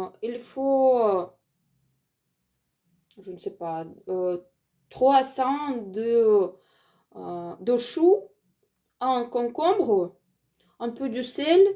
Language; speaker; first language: French; non-native, learner; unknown